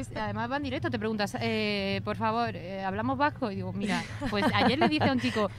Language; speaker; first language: Spanish; native; Spanish